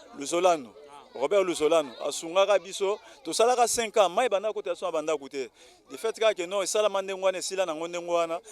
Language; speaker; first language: Lingala; native; Lingala